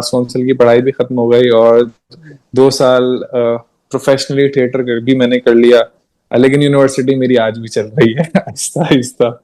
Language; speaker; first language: Hindi; native; Hindi